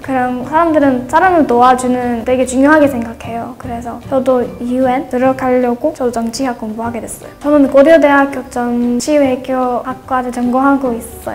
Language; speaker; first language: Korean; non-native, fluent; English